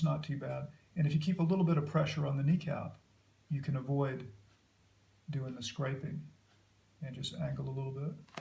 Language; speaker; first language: English; native; English